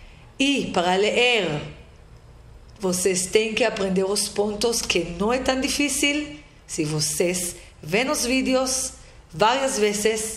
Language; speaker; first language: Portuguese; non-native, fluent; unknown